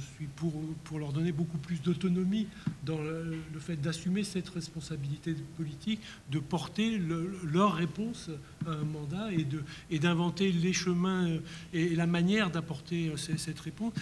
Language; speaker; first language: French; native; French